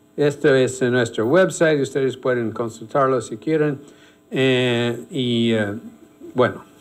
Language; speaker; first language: Spanish; non-native, fluent; English